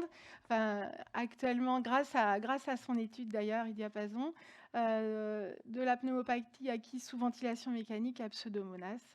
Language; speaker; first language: French; native; French